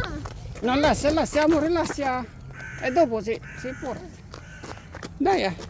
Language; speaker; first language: Italian; non-native, learner; Filipino